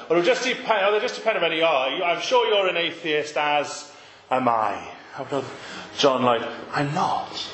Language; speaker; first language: Welsh; native; Welsh